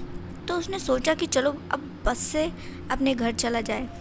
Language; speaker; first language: Hindi; native; Hindi